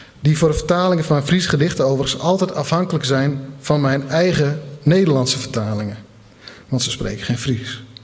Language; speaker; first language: Dutch; non-native, local second language; Western Frisian